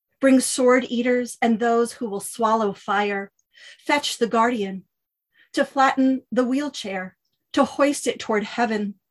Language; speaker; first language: English; native; English